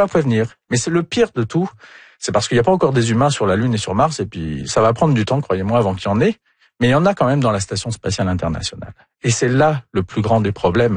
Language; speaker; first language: French; native; French